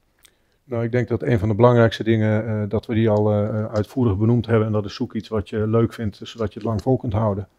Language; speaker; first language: Dutch; native; Dutch